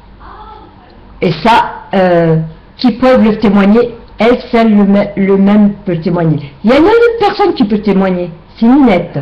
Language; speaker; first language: French; native; French